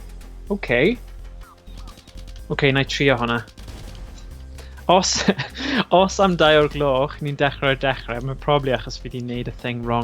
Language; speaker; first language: Welsh; native; Welsh